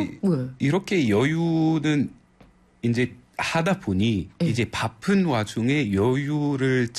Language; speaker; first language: Korean; non-native, fluent; Arabic